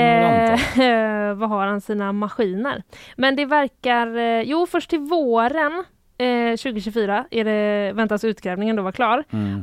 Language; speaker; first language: Swedish; native; Swedish